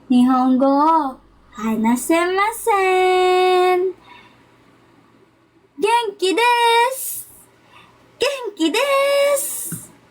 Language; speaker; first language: Japanese; non-native, learner; Filipino